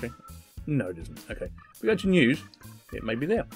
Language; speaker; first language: English; native; English